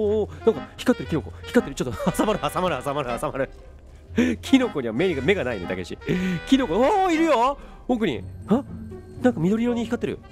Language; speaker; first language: Japanese; native; Japanese